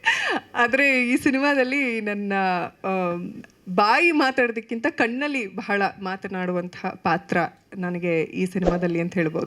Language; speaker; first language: Kannada; native; Kannada